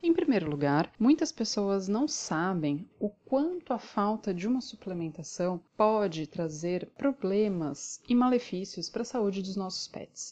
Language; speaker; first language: Portuguese; native; Portuguese